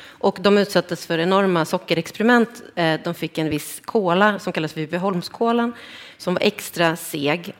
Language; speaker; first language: Swedish; native; Swedish